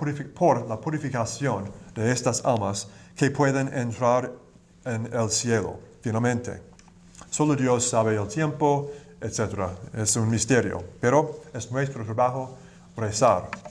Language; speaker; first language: Spanish; non-native, learner; English